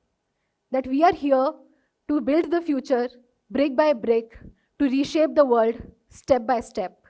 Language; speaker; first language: English; non-native, local second language; Hindi